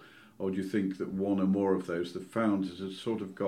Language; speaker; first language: English; native; English